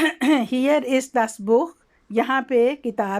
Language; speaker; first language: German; non-native, learner; Urdu